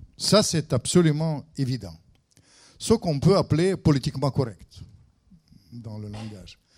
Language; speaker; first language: French; non-native, fluent; Russian